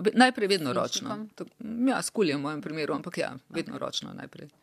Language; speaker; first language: Slovenian; early bilingual, other home language; Bosnian